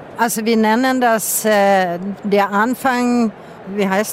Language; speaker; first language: German; non-native, fluent; Swedish